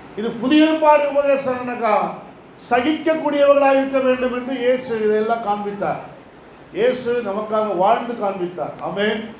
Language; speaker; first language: Tamil; native; Tamil